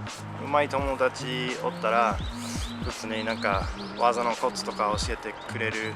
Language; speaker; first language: Japanese; non-native, fluent; English